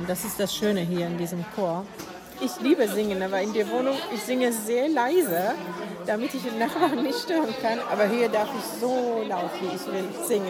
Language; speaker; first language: German; non-native, fluent; Arabic